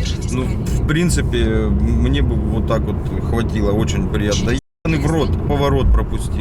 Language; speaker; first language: Russian; native; Russian